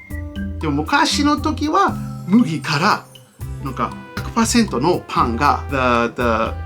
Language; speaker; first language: Japanese; non-native, fluent; English